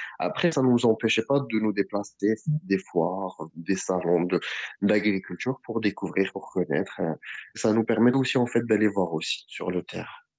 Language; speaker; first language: French; non-native, local second language; Arabic